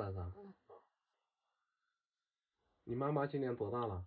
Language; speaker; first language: Chinese; native; Chinese